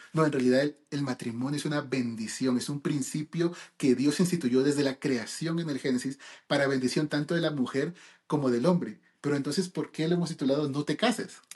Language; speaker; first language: Spanish; early bilingual, heritage; Spanish